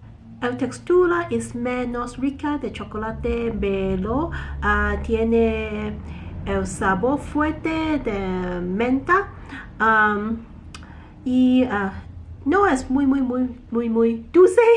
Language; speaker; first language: Spanish; non-native, learner; Cantonese